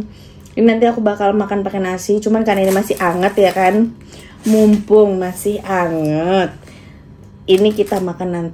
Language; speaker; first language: Indonesian; native; Indonesian